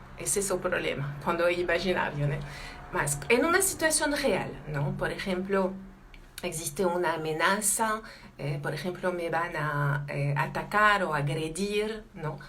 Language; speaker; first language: Spanish; non-native, fluent; French